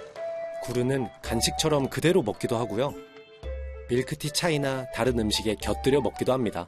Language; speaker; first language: Korean; native; Korean